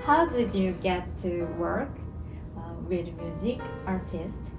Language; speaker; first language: English; non-native, learner; Korean